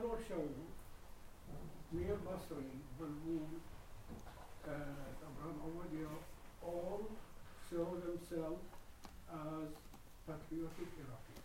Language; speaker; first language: English; non-native, fluent; Arabic